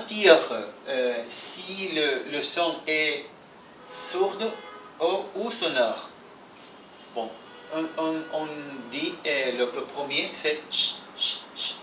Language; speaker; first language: French; non-native, fluent; Spanish